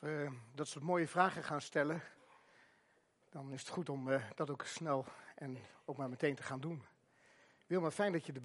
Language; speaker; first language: Dutch; native; Dutch